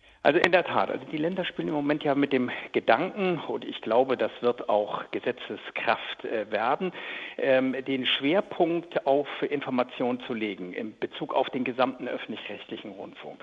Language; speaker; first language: German; native; German